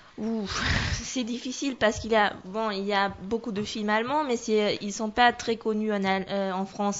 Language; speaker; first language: French; non-native, fluent; German